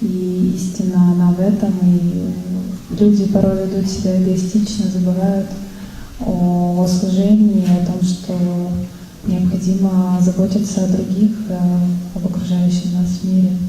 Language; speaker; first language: Russian; native; Russian